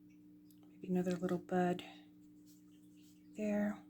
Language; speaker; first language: English; native; English